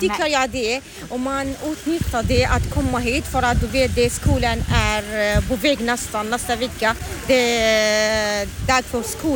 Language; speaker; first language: Swedish; non-native, fluent; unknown